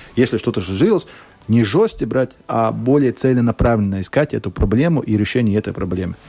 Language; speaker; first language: Russian; non-native, local second language; Latvian